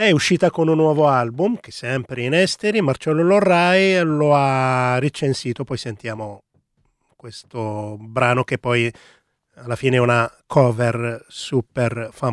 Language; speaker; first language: Italian; native; Italian